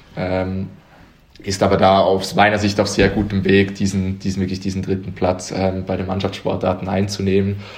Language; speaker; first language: German; native; German